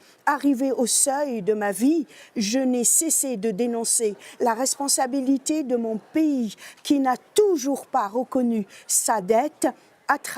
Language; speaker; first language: French; native; French